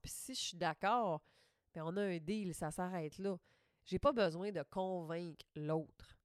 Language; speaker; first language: French; native; French